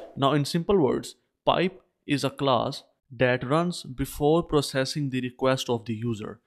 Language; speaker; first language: English; non-native, local second language; Urdu